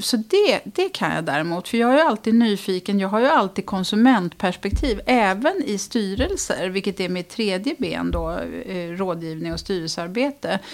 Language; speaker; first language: Swedish; native; Swedish